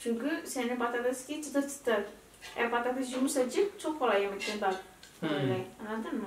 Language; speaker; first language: Turkish; non-native, learner; Indonesian